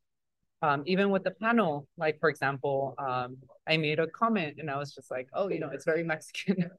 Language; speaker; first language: English; early bilingual, other home language; Spanish